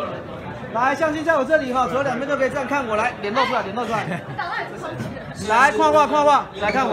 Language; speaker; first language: Chinese; native; Chinese